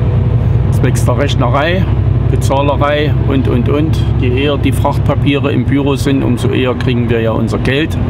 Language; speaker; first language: German; native; German